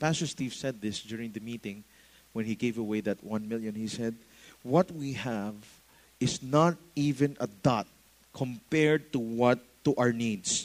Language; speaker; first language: English; non-native, local second language; Filipino